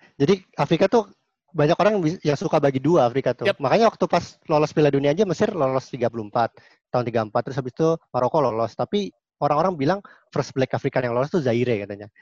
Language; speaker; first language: Indonesian; native; Indonesian